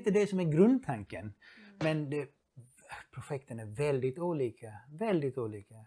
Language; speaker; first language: Swedish; non-native, fluent; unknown